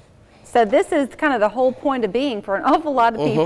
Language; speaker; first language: English; native; English